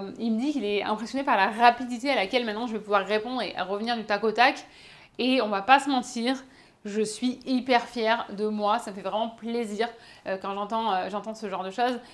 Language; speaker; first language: French; native; French